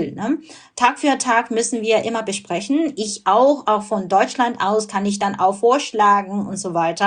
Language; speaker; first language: German; non-native, fluent; Burmese